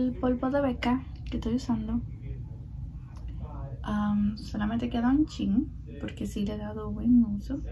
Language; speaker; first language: Spanish; early bilingual, heritage; Spanish